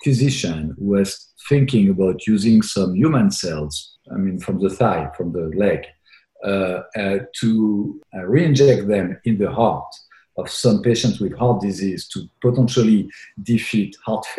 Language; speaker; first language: English; non-native, fluent; French